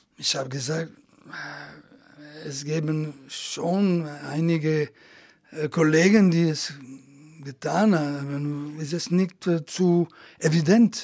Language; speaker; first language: German; non-native, fluent; Italian